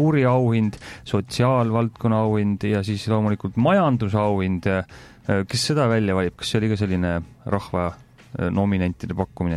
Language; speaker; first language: Estonian; native; Estonian